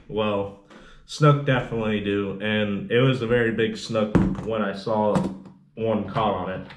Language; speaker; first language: English; native; English